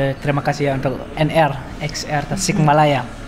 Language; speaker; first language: Indonesian; non-native, learner; Arabic